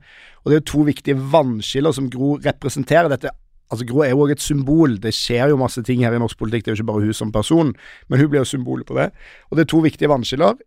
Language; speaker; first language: Norwegian; native; Norwegian